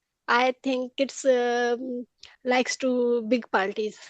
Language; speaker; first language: English; non-native, learner; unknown